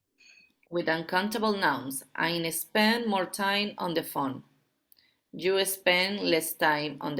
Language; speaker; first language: English; non-native, learner; Spanish